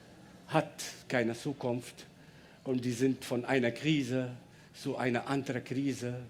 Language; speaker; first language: German; non-native, learner; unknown